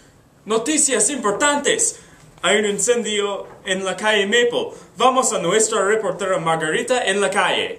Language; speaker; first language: Spanish; non-native, learner; English